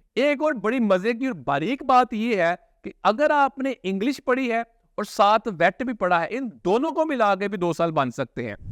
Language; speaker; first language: Urdu; non-native, local second language; Punjabi